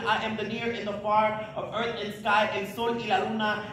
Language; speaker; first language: English; early bilingual, other home language; Spanish